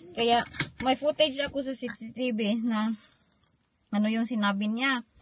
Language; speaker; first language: Filipino; non-native, local second language; Cebuano